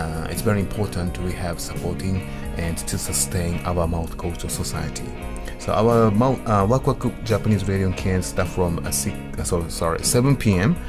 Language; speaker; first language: English; non-native, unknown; Japanese